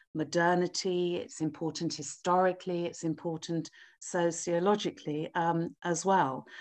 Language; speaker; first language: English; native; English